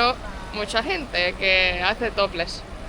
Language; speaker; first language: Spanish; non-native, fluent; Portuguese